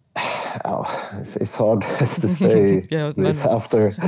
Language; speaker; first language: English; non-native, learner; Swedish